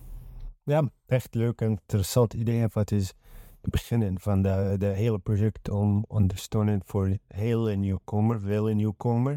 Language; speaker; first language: Dutch; non-native, learner; Arabic